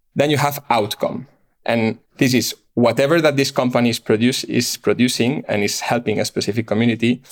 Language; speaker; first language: English; non-native, fluent; Catalan